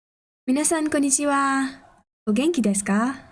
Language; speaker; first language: Japanese; non-native, fluent; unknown